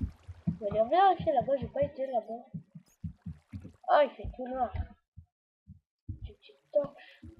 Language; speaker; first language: French; native; French